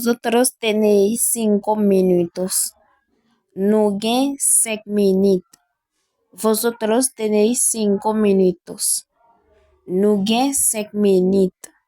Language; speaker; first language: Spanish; non-native, learner; Haitian Creole